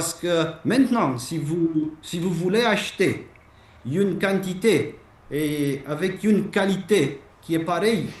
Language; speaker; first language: French; non-native, fluent; Romanian